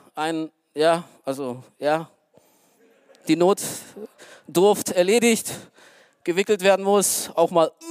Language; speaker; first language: German; early bilingual, other home language; Romanian